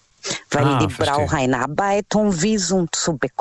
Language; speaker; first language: German; non-native, learner; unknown